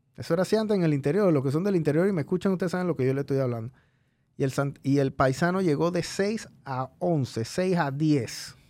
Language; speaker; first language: Spanish; native; Spanish